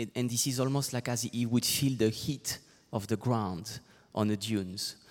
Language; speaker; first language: English; non-native, fluent; French